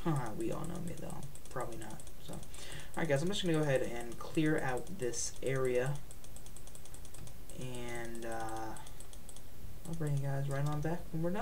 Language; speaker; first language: English; native; English